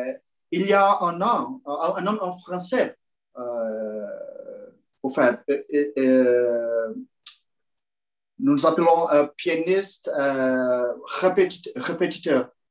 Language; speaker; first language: French; non-native, learner; Portuguese